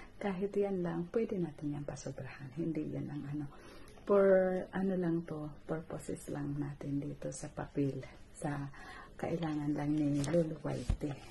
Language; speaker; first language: Filipino; non-native, local second language; Cebuano